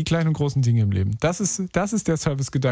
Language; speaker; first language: German; native; German